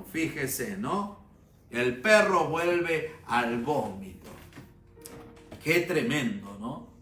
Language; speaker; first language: Spanish; native; Spanish